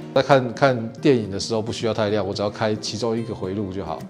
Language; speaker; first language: Chinese; native; Chinese